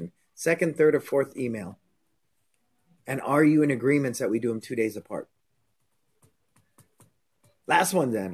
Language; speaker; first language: English; native; English